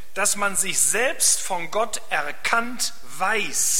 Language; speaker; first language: German; native; German